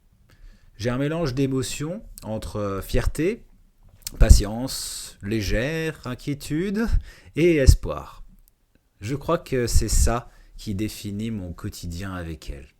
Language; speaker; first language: French; native; French